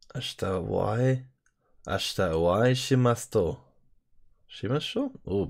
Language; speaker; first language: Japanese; non-native, learner; English